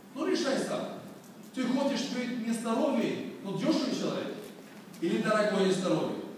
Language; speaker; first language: Russian; non-native, learner; Swedish